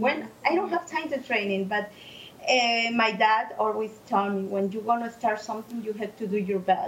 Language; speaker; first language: English; non-native, learner; Spanish